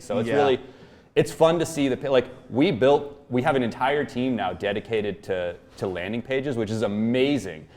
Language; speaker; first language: English; native; English